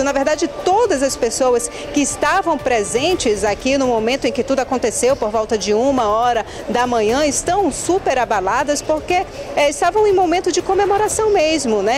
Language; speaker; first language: Portuguese; native; Portuguese